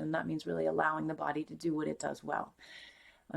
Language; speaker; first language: English; native; English